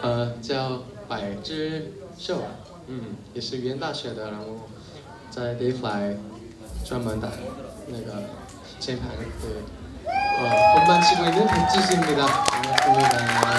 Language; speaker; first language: Chinese; non-native, fluent; Korean